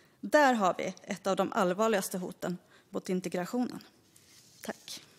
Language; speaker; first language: Swedish; early bilingual, other home language; Greek